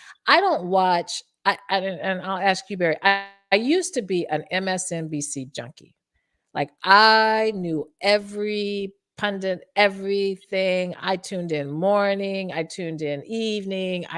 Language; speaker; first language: English; native; English